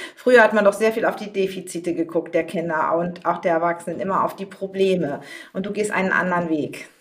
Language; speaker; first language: German; native; German